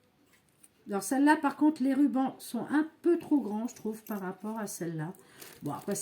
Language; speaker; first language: French; native; French